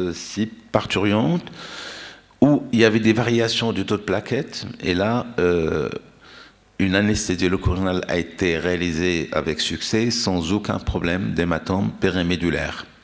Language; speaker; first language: French; non-native, local second language; Arabic